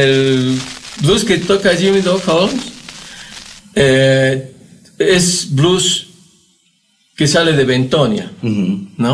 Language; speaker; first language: Spanish; native; Spanish